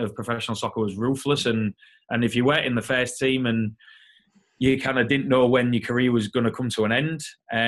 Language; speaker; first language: English; native; English